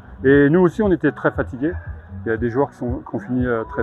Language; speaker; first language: French; native; French